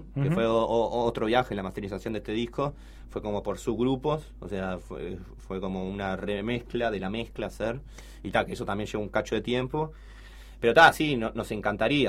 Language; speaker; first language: Spanish; native; Spanish